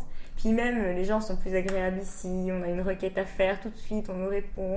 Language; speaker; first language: French; native; French